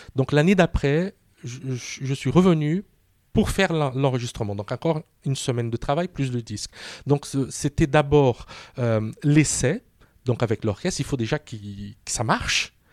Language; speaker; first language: French; non-native, fluent; Portuguese